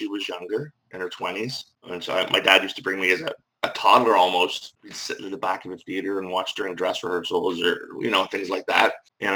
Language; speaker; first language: English; native; English